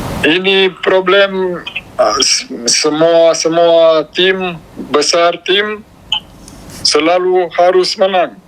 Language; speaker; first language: Indonesian; non-native, learner; Romanian